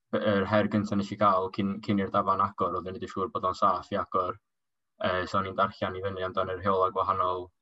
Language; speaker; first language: Welsh; native; Welsh